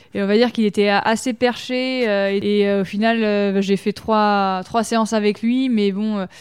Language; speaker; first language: French; native; French